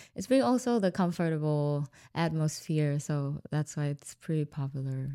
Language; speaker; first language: English; non-native, fluent; Vietnamese